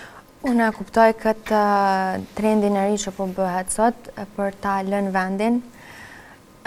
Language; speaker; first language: Albanian; native; Albanian